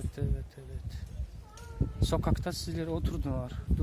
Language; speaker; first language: Turkish; non-native, learner; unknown